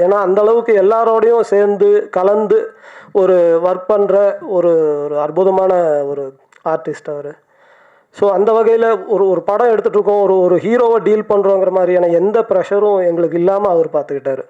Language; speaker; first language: Tamil; native; Tamil